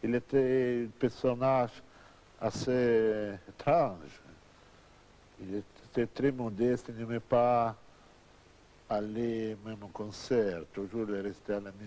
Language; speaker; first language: French; non-native, learner; Russian